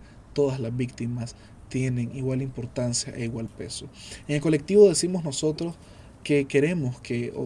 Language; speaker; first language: Spanish; native; Spanish